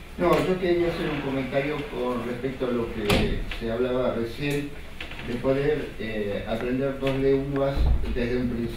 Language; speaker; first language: Spanish; early bilingual, other home language; Italian